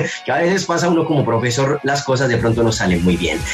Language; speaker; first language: Spanish; native; Spanish